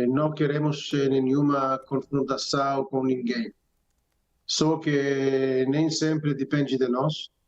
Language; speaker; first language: Portuguese; non-native, fluent; Hebrew